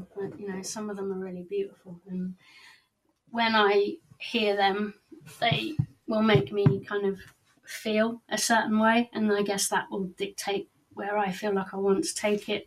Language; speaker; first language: English; native; English